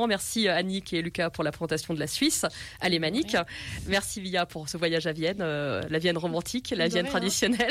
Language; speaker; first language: French; native; French